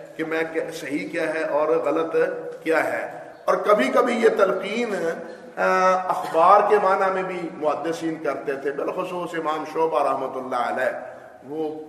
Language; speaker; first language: Urdu; native; Urdu